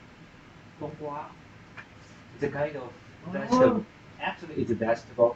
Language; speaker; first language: English; non-native, fluent; Chinese